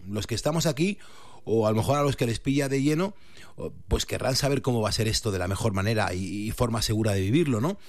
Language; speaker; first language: Spanish; native; Spanish